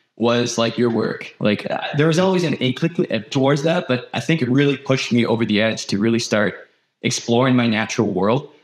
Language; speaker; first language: English; native; English